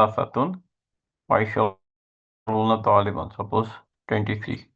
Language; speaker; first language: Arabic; non-native, fluent; Kashmiri